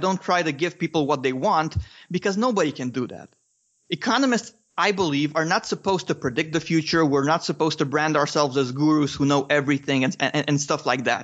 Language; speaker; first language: English; non-native, fluent; Romanian